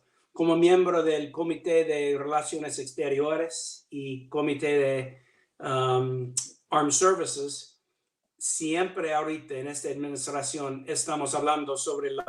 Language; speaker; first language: Spanish; non-native, learner; English